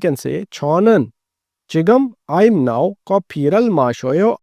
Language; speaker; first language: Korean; non-native, fluent; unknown